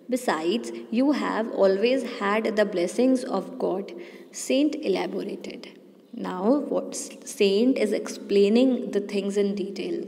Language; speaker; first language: English; non-native, local second language; Hindi